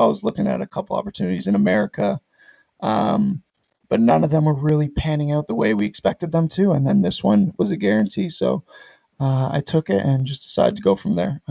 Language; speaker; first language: English; native; English